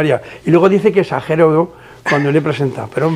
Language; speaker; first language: Spanish; native; Spanish